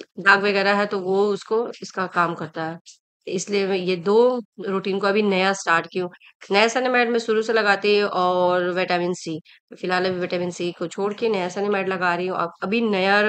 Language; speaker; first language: Hindi; native; Hindi